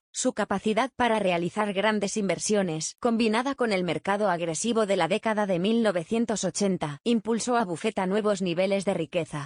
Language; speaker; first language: Spanish; native; Spanish